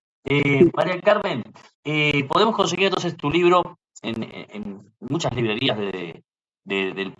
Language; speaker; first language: Spanish; native; Spanish